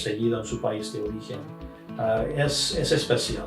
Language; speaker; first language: Spanish; non-native, fluent; English